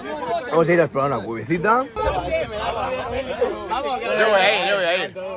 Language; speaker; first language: Spanish; native; Spanish